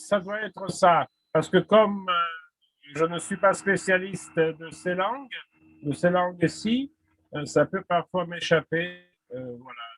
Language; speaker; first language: French; non-native, fluent; Russian